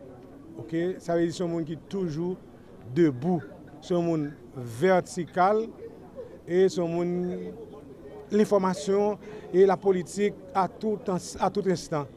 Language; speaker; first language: French; non-native, local second language; Haitian Creole